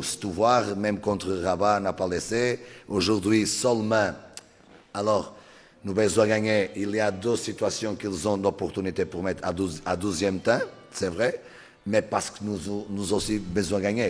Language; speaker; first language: French; non-native, learner; Portuguese